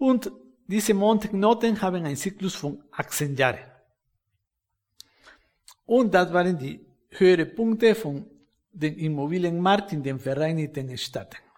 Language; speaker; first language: German; non-native, fluent; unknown